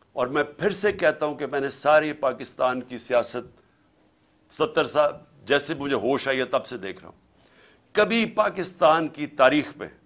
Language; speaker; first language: Urdu; native; Urdu